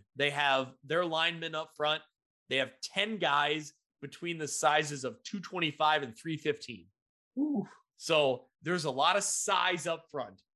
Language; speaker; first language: English; native; English